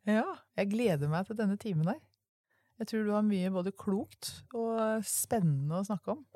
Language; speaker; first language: Norwegian; native; Norwegian